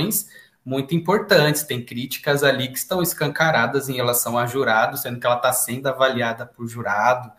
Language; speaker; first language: Portuguese; native; Portuguese